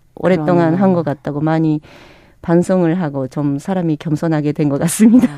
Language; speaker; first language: Korean; non-native, fluent; Japanese